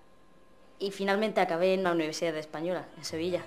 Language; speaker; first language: Spanish; non-native, fluent; Arabic